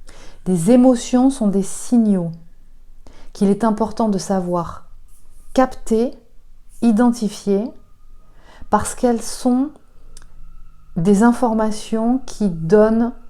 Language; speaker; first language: French; native; French